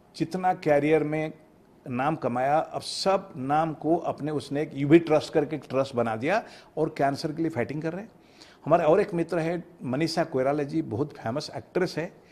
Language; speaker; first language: Hindi; non-native, local second language; Odia